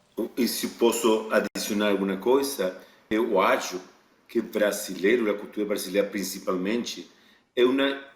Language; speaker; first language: Portuguese; non-native, fluent; Spanish